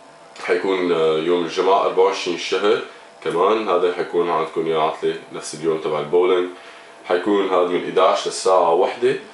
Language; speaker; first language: Arabic; native; Arabic